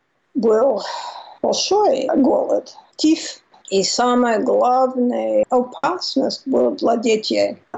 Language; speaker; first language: Russian; non-native, fluent; English